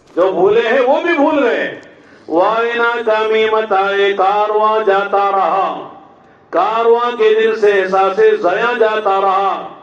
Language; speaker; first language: Urdu; native; Urdu